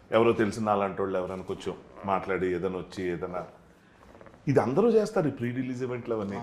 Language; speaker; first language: Telugu; native; Telugu